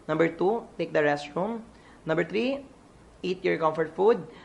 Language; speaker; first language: English; non-native, local second language; Filipino